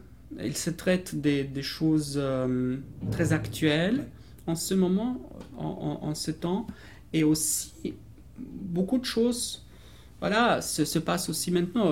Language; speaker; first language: French; non-native, fluent; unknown